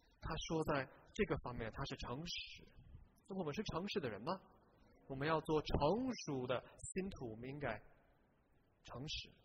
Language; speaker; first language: Chinese; non-native, fluent; English